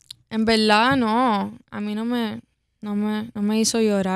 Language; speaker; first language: Spanish; early bilingual, heritage; Spanish